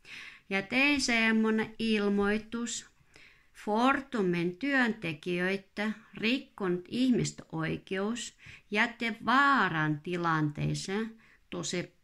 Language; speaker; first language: Finnish; non-native, fluent; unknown